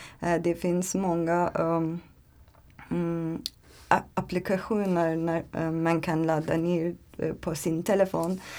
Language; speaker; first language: Swedish; non-native, learner; Turkish